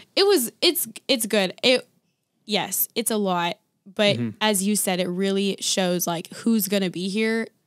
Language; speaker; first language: English; native; English